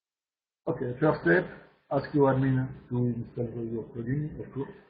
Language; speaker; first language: English; non-native, learner; French